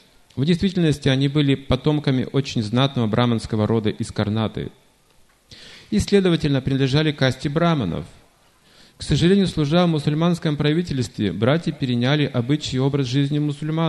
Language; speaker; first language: Russian; native; Russian